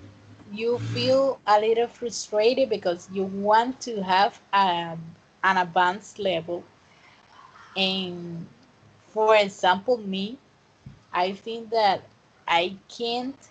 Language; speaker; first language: English; non-native, fluent; Spanish